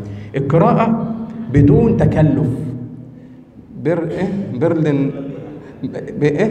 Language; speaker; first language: Arabic; native; Arabic